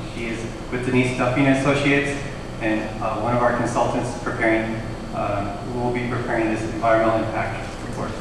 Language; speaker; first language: English; native; English